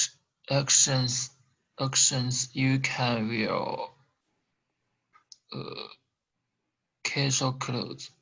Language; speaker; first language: English; non-native, learner; Korean